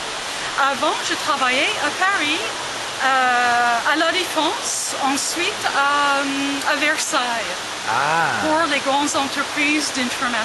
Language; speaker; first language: French; non-native, fluent; English